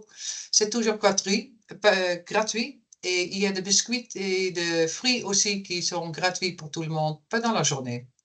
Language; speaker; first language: French; non-native, fluent; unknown